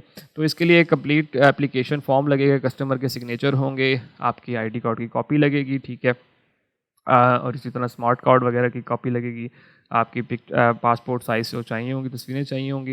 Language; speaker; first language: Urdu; non-native, local second language; Punjabi